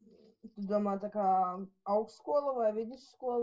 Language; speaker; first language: Latvian; non-native, local second language; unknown